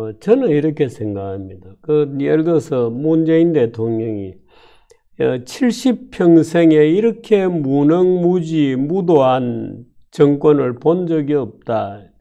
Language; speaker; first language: Korean; native; Korean